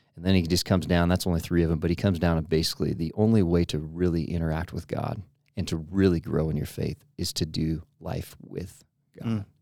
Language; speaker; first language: English; native; English